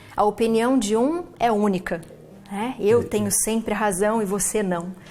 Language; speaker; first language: Portuguese; native; Portuguese